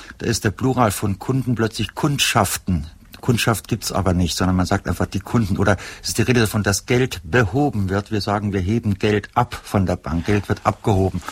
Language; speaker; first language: German; native; German